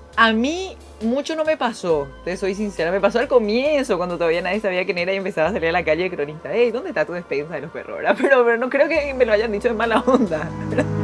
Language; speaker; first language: Spanish; early bilingual, other home language; Korean